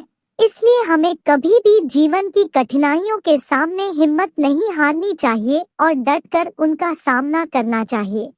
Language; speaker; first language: Hindi; native; Hindi